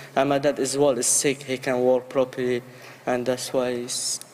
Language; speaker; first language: English; early bilingual, other home language; Arabic